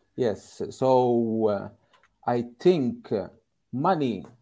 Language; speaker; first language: English; non-native, fluent; Maltese